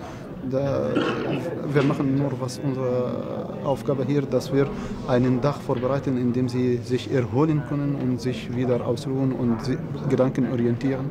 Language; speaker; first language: German; non-native, fluent; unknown